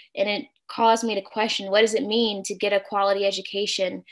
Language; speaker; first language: English; native; English